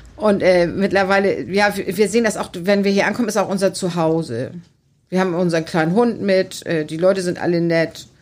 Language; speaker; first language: German; native; German